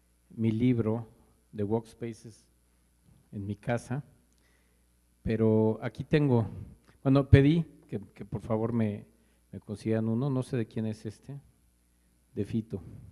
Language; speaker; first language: Spanish; native; Spanish